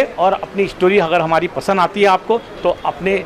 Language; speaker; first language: Hindi; native; Hindi